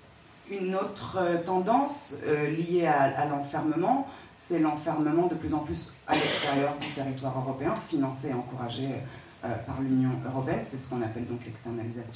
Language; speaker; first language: French; native; French